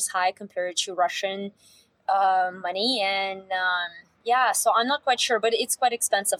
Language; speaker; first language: English; non-native, fluent; Russian